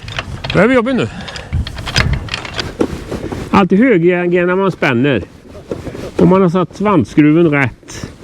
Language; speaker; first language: Swedish; native; Swedish